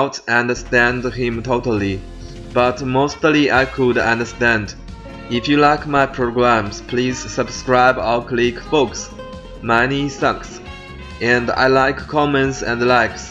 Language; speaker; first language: English; non-native, learner; Chinese